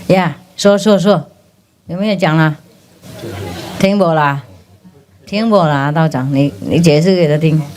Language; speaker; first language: Chinese; non-native, fluent; Vietnamese